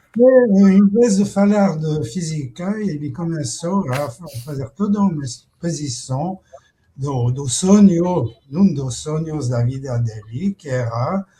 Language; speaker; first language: Portuguese; non-native, fluent; French